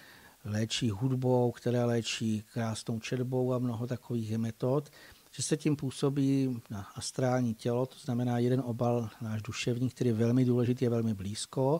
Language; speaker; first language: Czech; native; Czech